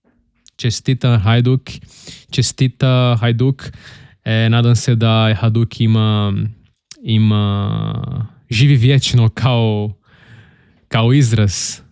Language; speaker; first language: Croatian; non-native, learner; Portuguese